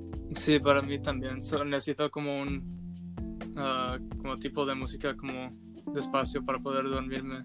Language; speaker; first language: Spanish; non-native, learner; English